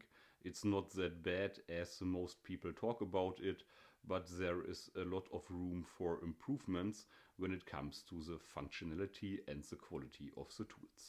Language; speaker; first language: English; non-native, fluent; German